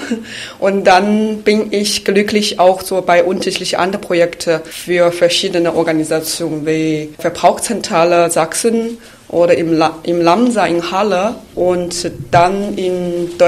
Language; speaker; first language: German; non-native, fluent; Chinese